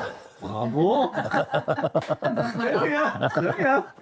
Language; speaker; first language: French; non-native, learner; Persian